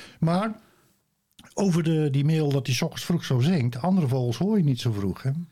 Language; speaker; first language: Dutch; native; Dutch